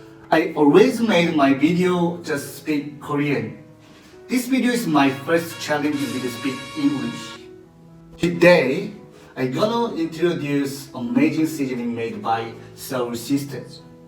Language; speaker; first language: English; non-native, learner; Korean